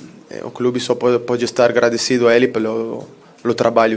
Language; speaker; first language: Portuguese; non-native, fluent; Italian